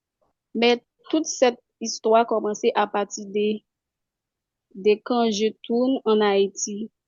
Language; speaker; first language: French; non-native, local second language; Haitian Creole